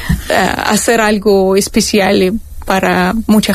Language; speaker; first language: Spanish; non-native, learner; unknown